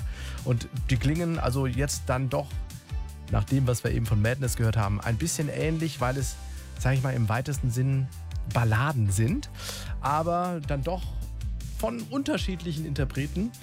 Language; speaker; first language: German; native; German